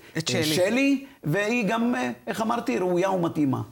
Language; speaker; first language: Hebrew; early bilingual, other home language; Arabic